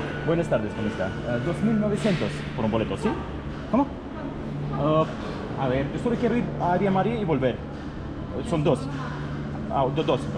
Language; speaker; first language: Spanish; non-native, fluent; Russian